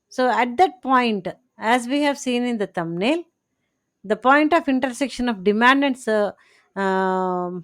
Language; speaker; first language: English; non-native, local second language; Telugu